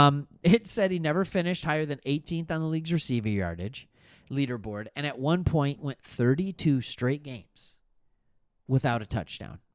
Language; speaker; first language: English; native; English